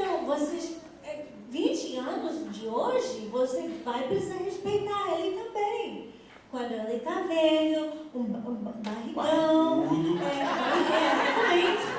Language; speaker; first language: Portuguese; non-native, fluent; English